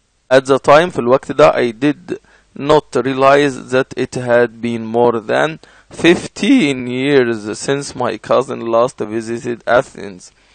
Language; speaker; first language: English; non-native, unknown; Arabic